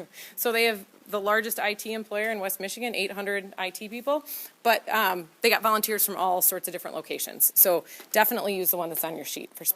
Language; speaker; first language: English; native; English